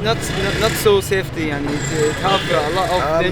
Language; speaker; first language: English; non-native, learner; Arabic